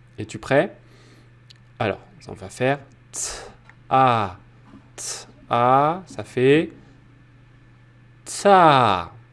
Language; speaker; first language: French; native; French